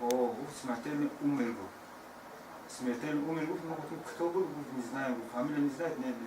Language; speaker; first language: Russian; non-native, learner; Tajik